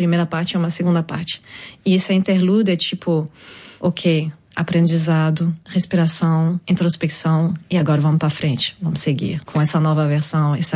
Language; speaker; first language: Portuguese; non-native, fluent; French